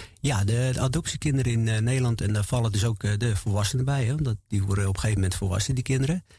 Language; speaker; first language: Dutch; native; Dutch